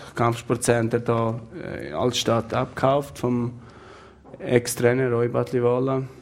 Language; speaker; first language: German; non-native, fluent; Albanian